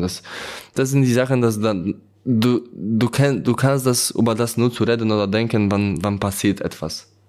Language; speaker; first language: German; non-native, learner; Polish